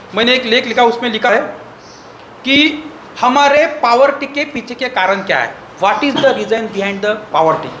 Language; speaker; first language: Hindi; non-native, local second language; Marathi